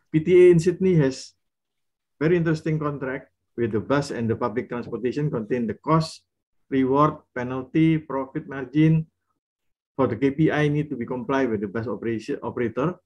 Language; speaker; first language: English; non-native, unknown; Indonesian